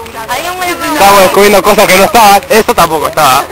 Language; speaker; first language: Spanish; native; Spanish